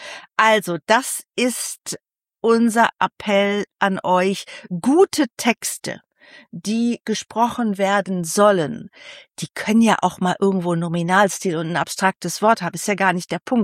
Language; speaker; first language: German; native; German